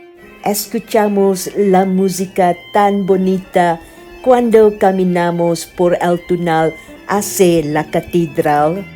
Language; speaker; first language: Spanish; non-native, learner; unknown